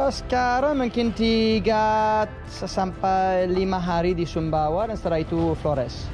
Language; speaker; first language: Indonesian; non-native, learner; English